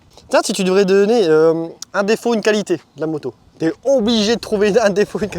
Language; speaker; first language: French; native; French